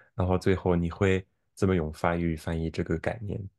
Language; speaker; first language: Chinese; non-native, fluent; French